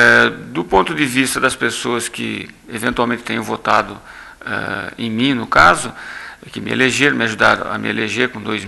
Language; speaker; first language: Portuguese; native; Portuguese